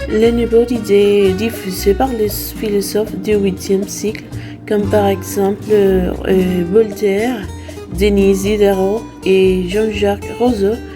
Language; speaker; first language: French; non-native, learner; Spanish